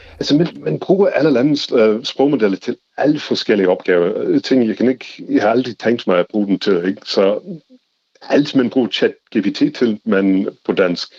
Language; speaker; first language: Danish; non-native, fluent; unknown